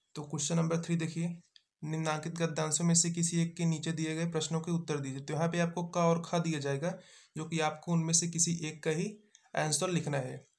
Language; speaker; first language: Hindi; native; Hindi